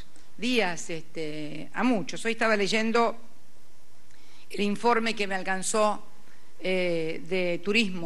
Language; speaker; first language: Spanish; native; Spanish